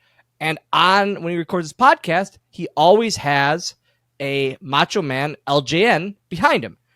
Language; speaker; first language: English; native; English